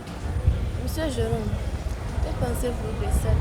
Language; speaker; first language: French; non-native, fluent; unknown